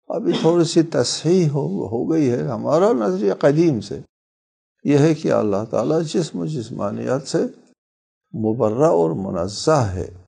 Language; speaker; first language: Urdu; non-native, local second language; Balti